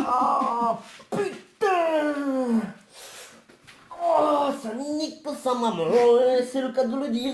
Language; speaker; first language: French; native; French